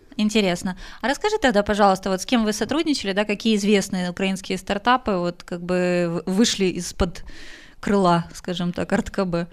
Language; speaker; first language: Russian; native; Russian